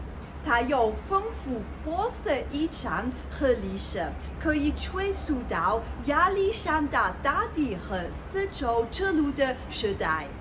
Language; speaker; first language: Chinese; non-native, fluent; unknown